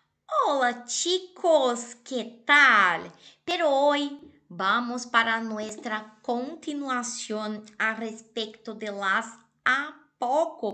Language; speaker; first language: Spanish; non-native, fluent; Portuguese